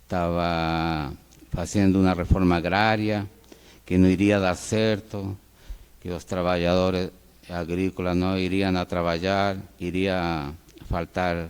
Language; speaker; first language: Portuguese; non-native, fluent; Spanish